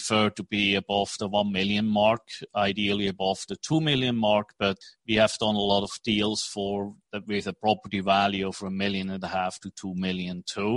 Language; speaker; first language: English; non-native, fluent; Swiss German